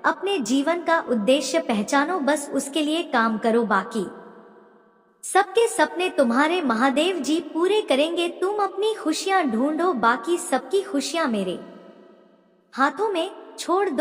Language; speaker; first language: Hindi; native; Hindi